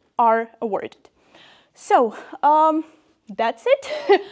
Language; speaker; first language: English; non-native, fluent; Ukrainian